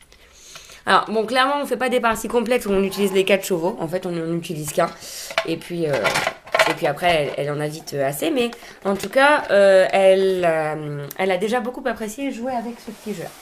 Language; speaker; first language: French; native; French